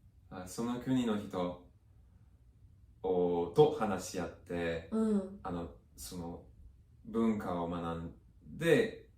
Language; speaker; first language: Japanese; non-native, fluent; English